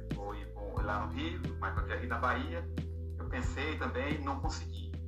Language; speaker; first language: Portuguese; native; Portuguese